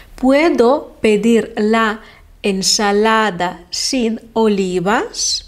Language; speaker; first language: Spanish; non-native, fluent; Lithuanian